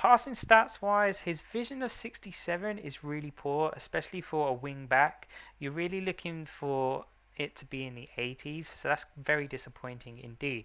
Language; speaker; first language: English; native; English